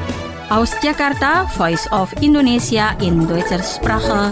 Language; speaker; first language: German; non-native, fluent; Indonesian